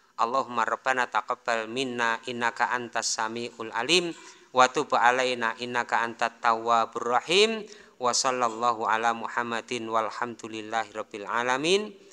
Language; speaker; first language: Indonesian; non-native, local second language; Javanese